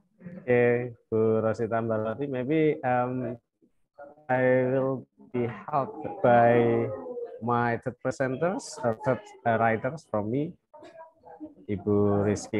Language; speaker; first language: English; non-native, fluent; Indonesian